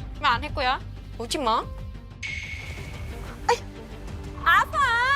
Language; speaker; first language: Korean; non-native, learner; Vietnamese